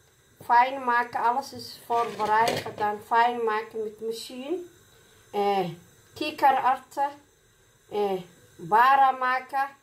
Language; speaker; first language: Dutch; non-native, learner; Somali